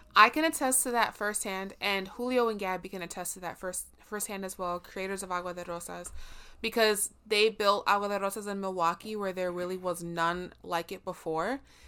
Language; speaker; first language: English; early bilingual, other home language; Spanish